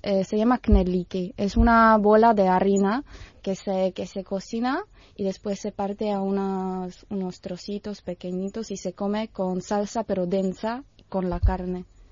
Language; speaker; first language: Spanish; non-native, fluent; Czech